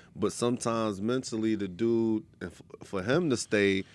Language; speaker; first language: English; native; English